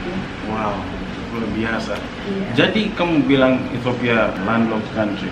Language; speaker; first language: Indonesian; non-native, fluent; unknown